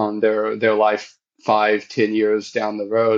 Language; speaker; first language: English; native; English